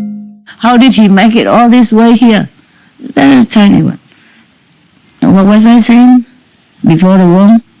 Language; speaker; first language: English; non-native, fluent; Vietnamese